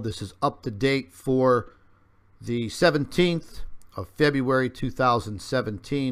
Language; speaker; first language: English; native; English